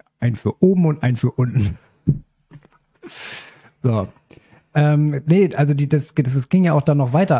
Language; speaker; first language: German; native; German